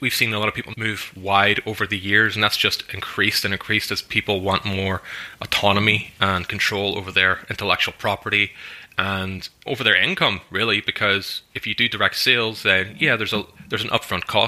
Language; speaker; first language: English; native; English